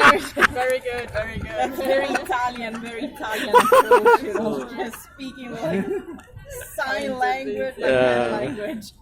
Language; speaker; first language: English; non-native, fluent; Italian